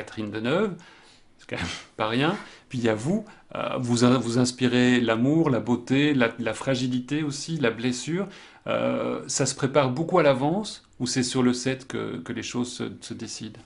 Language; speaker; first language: French; native; French